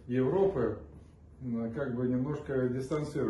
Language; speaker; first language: Russian; native; Russian